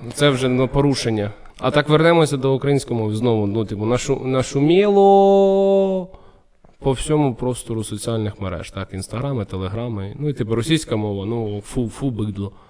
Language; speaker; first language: Ukrainian; non-native, local second language; Russian